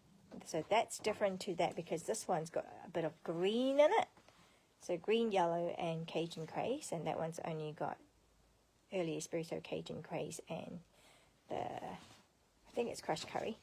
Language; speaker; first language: English; native; English